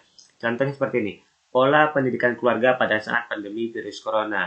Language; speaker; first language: Indonesian; native; Indonesian